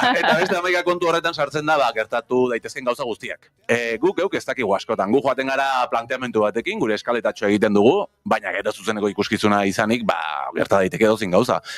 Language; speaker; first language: Basque; native; Basque